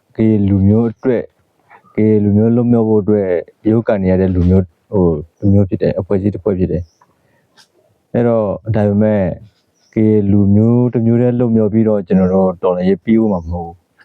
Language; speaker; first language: Burmese; non-native, local second language; S'gaw Karen